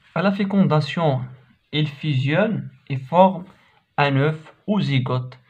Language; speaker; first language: French; non-native, local second language; Arabic